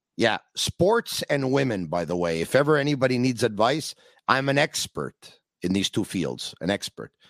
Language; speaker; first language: English; native; English